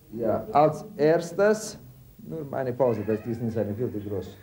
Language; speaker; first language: German; non-native, fluent; Romanian